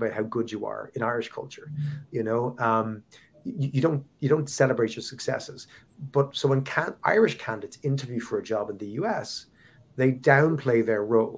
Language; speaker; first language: English; native; English